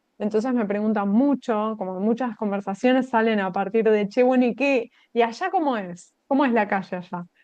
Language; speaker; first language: Spanish; native; Spanish